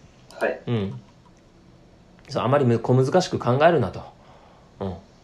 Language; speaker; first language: Japanese; native; Japanese